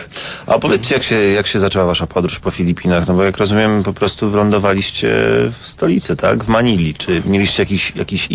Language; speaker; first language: Polish; native; Polish